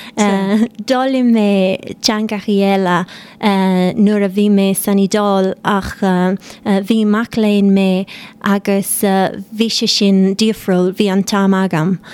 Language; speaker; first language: Irish; non-native, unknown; Italian